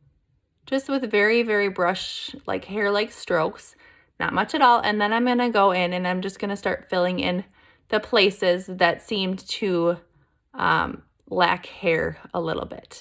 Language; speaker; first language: English; native; English